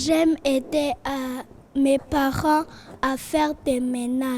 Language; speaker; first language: French; non-native, learner; Kinyarwanda